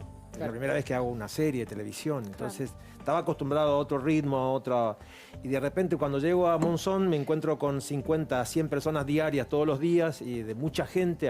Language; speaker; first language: Spanish; native; Spanish